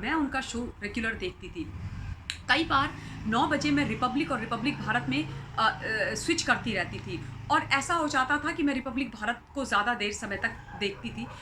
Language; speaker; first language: Hindi; native; Hindi